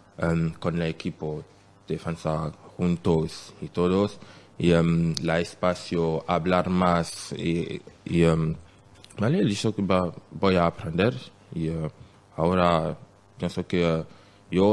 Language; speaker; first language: Spanish; non-native, learner; French